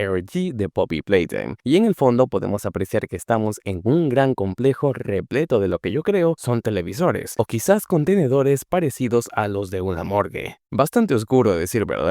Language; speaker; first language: Spanish; native; Spanish